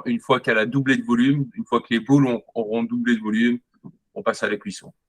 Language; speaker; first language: French; native; French